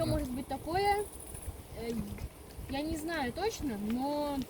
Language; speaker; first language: Russian; early bilingual, other home language; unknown